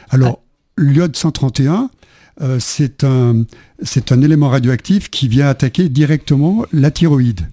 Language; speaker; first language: French; native; French